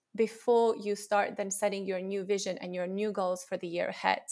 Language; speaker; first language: English; non-native, fluent; Latvian